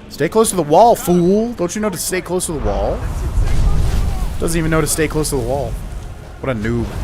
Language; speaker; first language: English; native; English